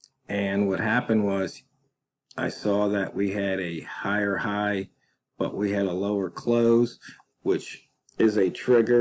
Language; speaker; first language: English; native; English